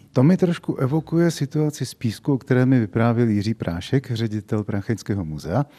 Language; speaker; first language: Czech; native; Czech